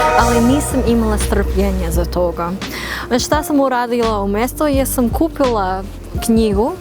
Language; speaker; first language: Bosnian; non-native, learner; English